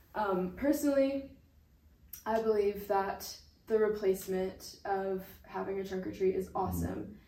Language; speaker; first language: English; native; English